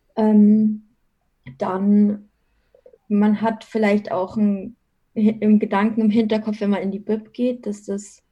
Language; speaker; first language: German; native; German